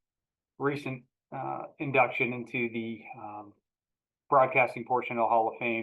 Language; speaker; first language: English; native; English